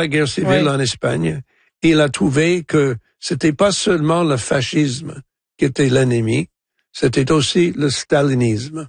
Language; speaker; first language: French; non-native, fluent; English